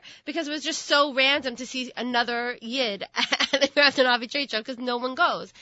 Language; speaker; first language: English; native; English